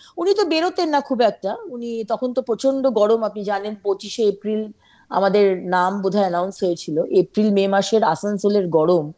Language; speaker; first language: Bangla; native; Bangla